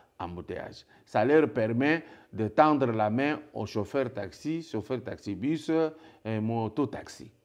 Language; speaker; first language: French; non-native, local second language; Lingala